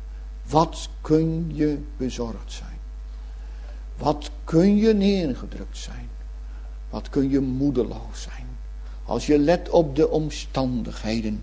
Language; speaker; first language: Dutch; native; Dutch